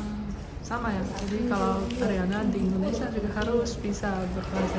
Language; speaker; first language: Indonesian; non-native, fluent; Chinese